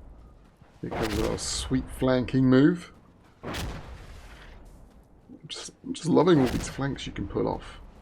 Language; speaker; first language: English; native; English